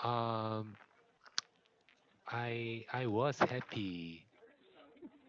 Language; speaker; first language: English; non-native, learner; Korean